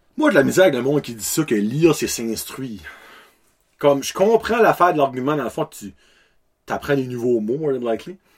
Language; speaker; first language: French; native; French